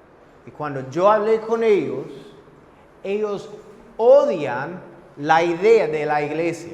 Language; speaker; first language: Spanish; non-native, fluent; English